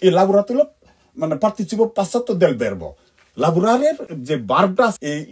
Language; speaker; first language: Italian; non-native, fluent; Bangla